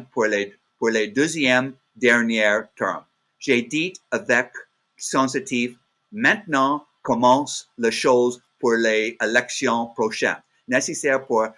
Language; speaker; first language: French; non-native, learner; English